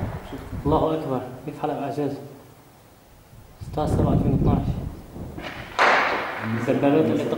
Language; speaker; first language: Arabic; native; Arabic